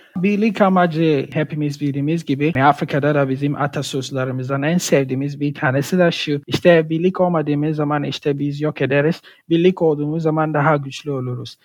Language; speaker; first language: Turkish; non-native, fluent; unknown